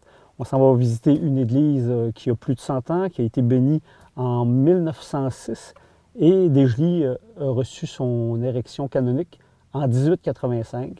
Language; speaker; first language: French; native; French